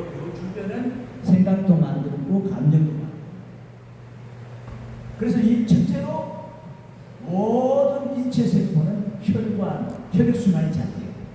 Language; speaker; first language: Korean; native; Korean